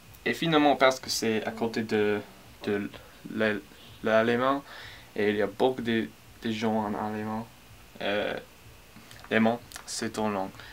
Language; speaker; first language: French; non-native, learner; English